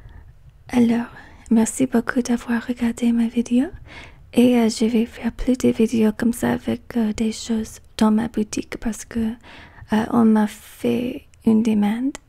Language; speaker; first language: French; non-native, learner; English